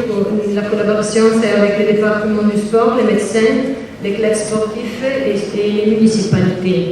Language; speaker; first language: French; non-native, learner; Italian